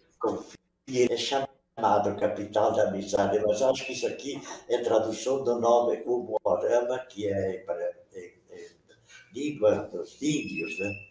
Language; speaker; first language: Portuguese; non-native, local second language; Venetian